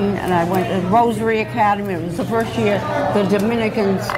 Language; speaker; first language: English; native; English